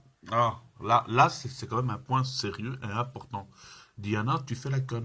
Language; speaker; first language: French; native; French